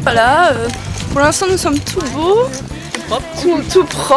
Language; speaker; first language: French; native; French